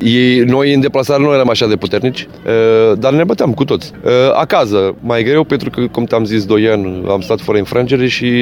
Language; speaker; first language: Romanian; non-native, fluent; Portuguese